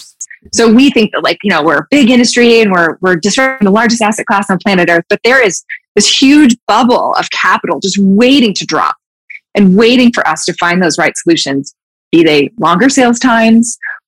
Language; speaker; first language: English; native; English